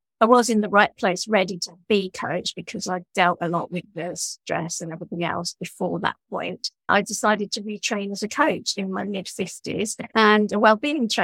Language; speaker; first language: English; native; English